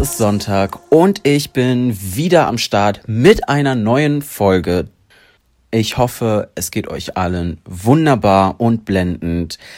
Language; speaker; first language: German; early bilingual, other home language; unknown